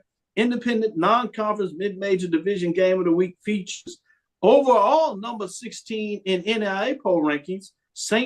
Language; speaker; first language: English; native; English